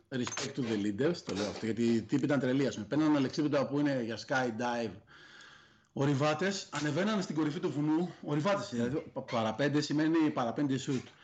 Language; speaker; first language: Greek; native; Greek